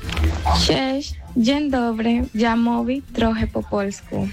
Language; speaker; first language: Polish; non-native, learner; Spanish